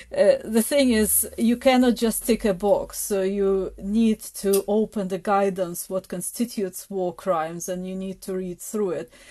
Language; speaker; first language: English; non-native, fluent; Ukrainian